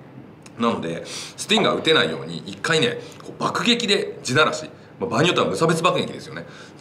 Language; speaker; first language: Japanese; native; Japanese